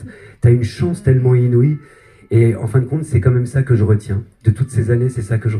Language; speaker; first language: French; native; French